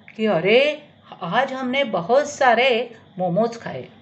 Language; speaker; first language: Hindi; non-native, local second language; Marathi